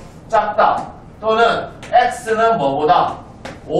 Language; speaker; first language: Korean; native; Korean